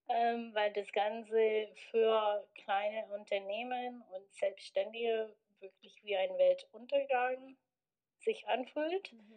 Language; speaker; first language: German; non-native, fluent; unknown